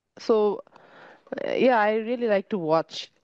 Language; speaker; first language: English; non-native, learner; Bangla